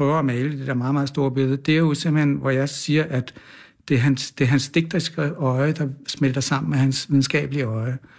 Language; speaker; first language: Danish; native; Danish